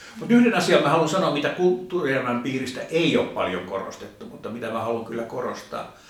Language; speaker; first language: Finnish; native; Finnish